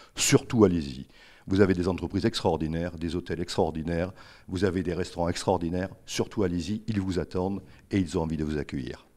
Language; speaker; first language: French; native; French